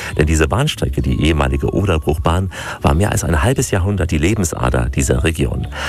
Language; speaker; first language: German; native; German